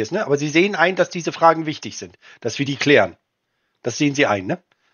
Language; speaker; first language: German; native; German